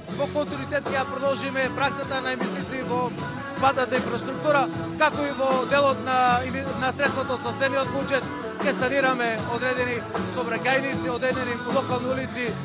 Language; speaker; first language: Macedonian; native; Macedonian